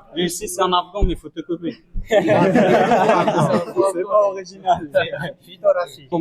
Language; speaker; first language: French; non-native, fluent; Persian